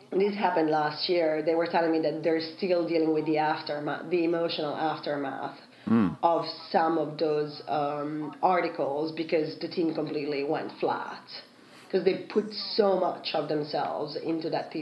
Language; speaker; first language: English; non-native, fluent; Italian